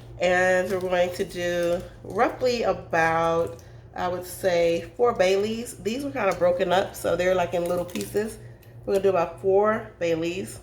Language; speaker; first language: English; native; English